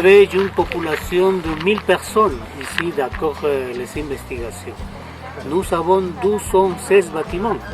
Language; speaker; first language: French; non-native, fluent; Spanish